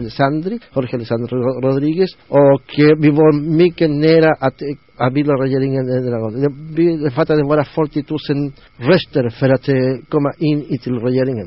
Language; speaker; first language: Swedish; non-native, learner; Spanish